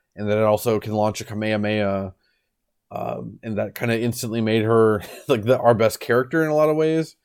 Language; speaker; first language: English; native; English